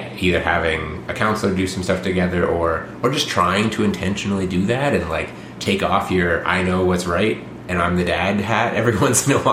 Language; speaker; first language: English; native; English